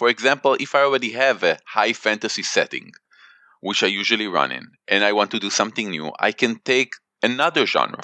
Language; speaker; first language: English; non-native, fluent; Hebrew